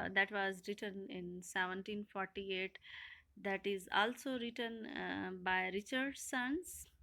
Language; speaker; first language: English; non-native, local second language; Urdu